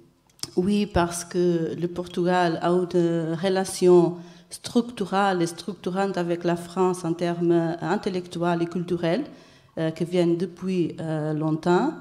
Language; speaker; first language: French; non-native, fluent; Portuguese